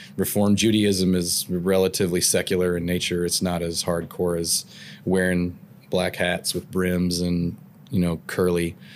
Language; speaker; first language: English; native; English